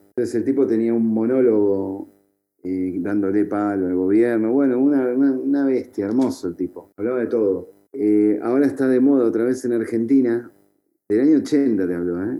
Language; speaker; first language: Spanish; native; Spanish